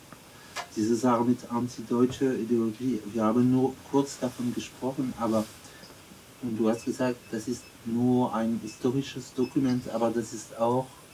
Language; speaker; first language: German; non-native, learner; French